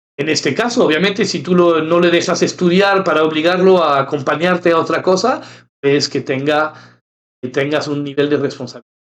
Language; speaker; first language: Spanish; non-native, fluent; French